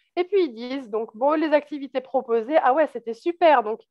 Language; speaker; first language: French; native; French